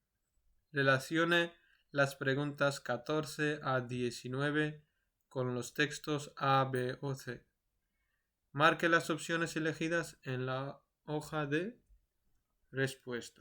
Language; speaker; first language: Spanish; non-native, fluent; Urdu